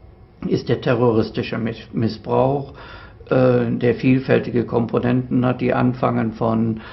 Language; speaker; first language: German; native; German